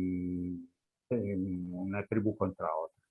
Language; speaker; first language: Spanish; non-native, fluent; Italian